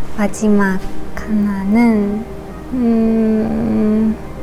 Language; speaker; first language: Korean; non-native, fluent; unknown